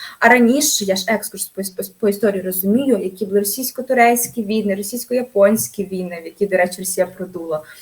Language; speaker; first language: Ukrainian; native; Ukrainian